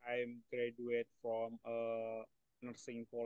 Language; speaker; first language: English; non-native, learner; Indonesian